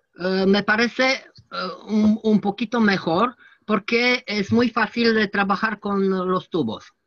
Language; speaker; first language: Spanish; non-native, learner; French